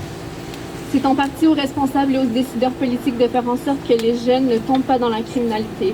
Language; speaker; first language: French; early bilingual, other home language; Arabic